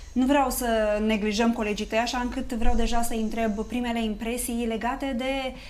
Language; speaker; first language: Romanian; native; Romanian